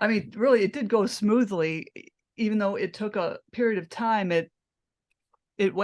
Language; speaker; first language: English; native; English